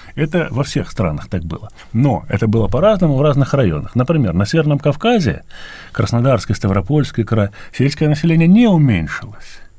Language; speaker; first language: Russian; native; Russian